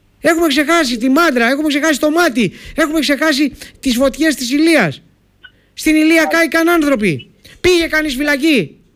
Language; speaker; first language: Greek; native; Greek